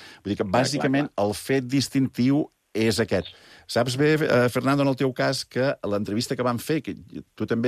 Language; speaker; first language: Catalan; native; Catalan